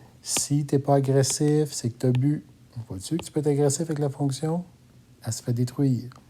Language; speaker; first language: French; native; French